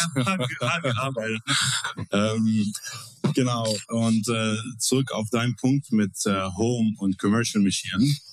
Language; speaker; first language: German; non-native, fluent; Arabic